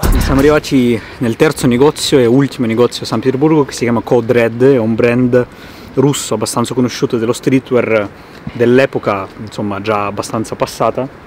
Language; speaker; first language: Italian; early bilingual, other home language; Russian